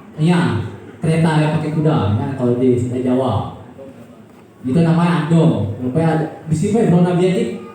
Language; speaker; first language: Indonesian; native; Indonesian